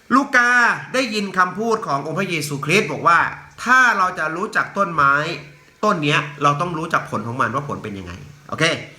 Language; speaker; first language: Thai; native; Thai